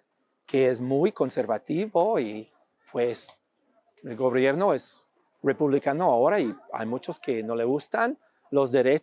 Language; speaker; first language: Spanish; non-native, fluent; English